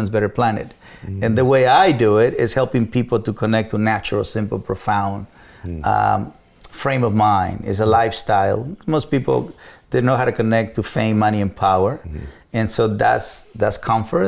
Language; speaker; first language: English; non-native, fluent; Spanish